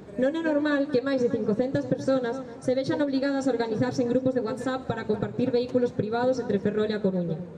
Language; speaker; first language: Galician; native; Galician